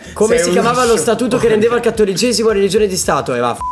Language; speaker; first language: Italian; native; Italian